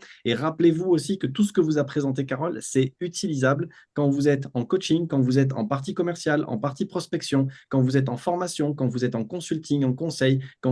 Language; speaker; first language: French; native; French